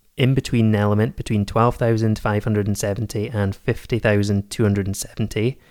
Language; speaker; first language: English; native; English